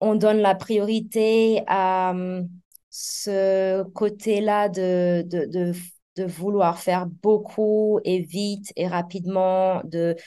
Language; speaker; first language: French; native; French